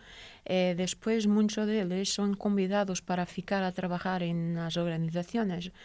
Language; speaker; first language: Spanish; non-native, fluent; Portuguese